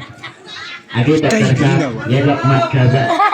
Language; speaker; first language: Hindi; non-native, local second language; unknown